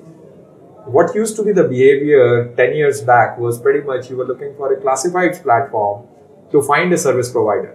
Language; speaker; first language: English; non-native, local second language; Hindi